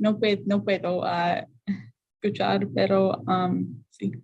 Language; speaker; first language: Spanish; non-native, learner; English